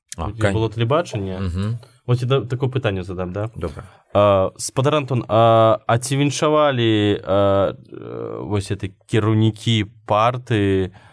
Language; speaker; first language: Belarusian; non-native, local second language; Russian